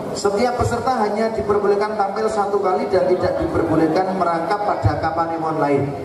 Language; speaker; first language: Indonesian; non-native, local second language; Javanese